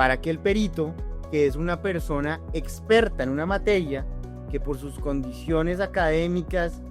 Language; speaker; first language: Spanish; native; Spanish